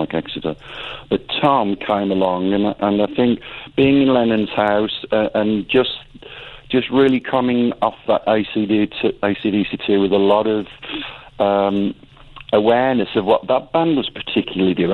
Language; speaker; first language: English; native; English